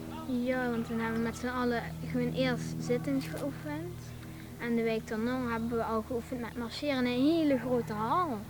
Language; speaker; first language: Dutch; native; Dutch